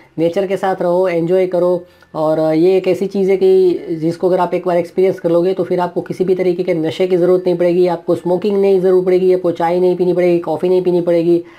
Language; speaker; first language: Hindi; non-native, local second language; Gujarati